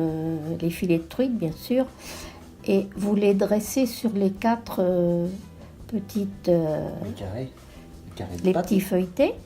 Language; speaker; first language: French; native; French